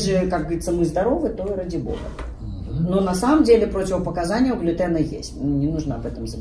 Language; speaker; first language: Russian; native; Russian